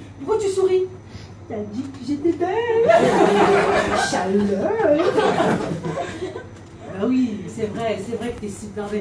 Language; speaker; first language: French; native; French